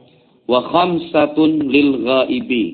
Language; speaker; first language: Arabic; non-native, fluent; Javanese